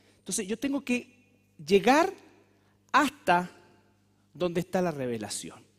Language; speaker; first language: Spanish; native; Spanish